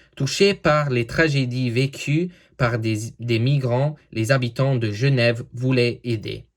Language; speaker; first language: French; non-native, learner; English